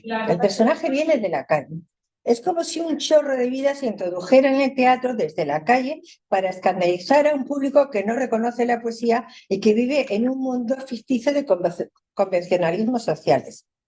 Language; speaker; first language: Spanish; native; Spanish